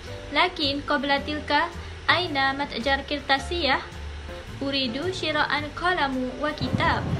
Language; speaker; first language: Arabic; non-native, learner; Malay